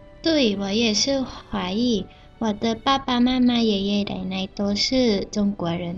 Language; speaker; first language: Chinese; early bilingual, heritage; Chinese